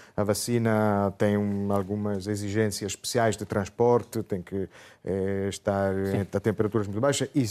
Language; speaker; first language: Portuguese; non-native, fluent; Italian